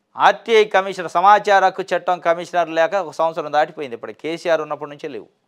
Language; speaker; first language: Telugu; native; Telugu